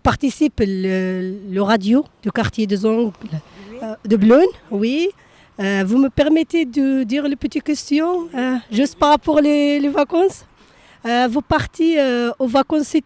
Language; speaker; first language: French; non-native, learner; Arabic